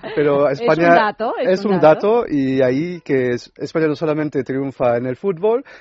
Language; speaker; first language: Spanish; non-native, fluent; French